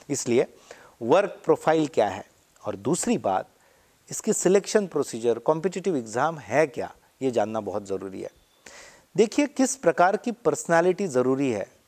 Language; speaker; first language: Hindi; non-native, local second language; Marathi